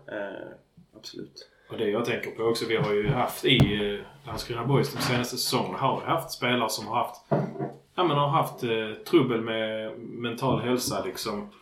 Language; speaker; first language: Swedish; native; Swedish